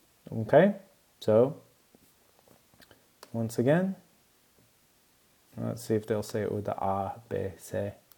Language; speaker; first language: English; native; English